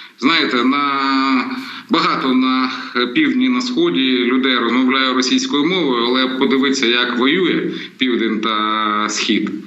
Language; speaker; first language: Ukrainian; non-native, local second language; Russian